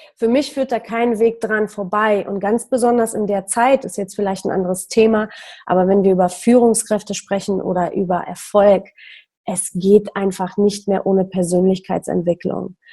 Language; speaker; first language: German; early bilingual, other home language; Polish